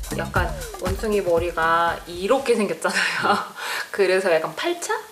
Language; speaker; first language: Korean; non-native, fluent; Russian